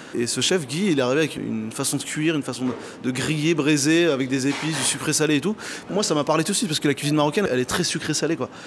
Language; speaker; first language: French; early bilingual, other home language; Arabic